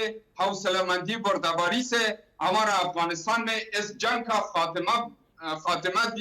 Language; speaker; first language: Hindi; non-native, learner; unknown